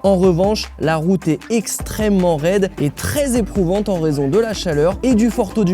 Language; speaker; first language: French; native; French